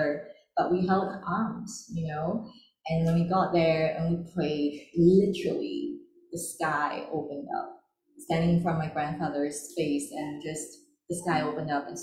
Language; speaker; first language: English; non-native, local second language; Chinese